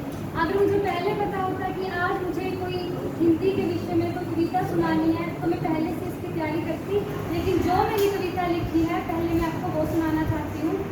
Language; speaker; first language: Hindi; native; Hindi